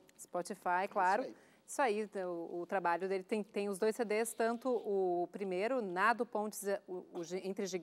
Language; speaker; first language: Portuguese; native; Portuguese